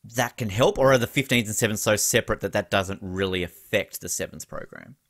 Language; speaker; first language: English; native; English